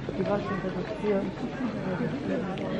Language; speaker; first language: German; native; German